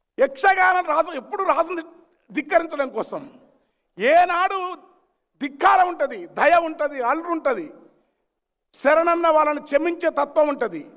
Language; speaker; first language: Telugu; native; Telugu